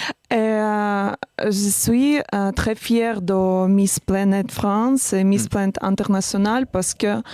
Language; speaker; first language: French; non-native, learner; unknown